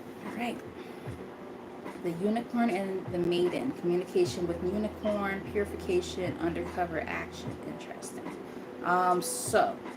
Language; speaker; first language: English; native; English